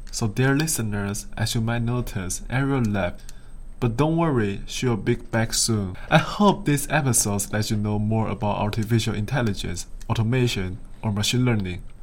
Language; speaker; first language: English; non-native, fluent; Chinese